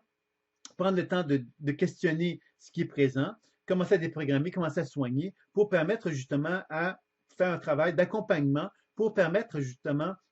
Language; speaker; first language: French; native; French